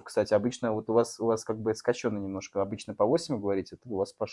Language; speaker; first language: Russian; native; Russian